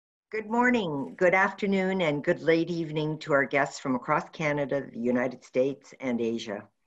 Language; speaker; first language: English; native; English